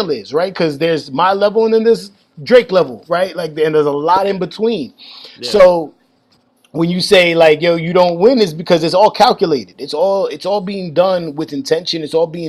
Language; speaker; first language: English; native; English